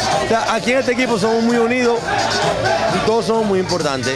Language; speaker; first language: Spanish; native; Spanish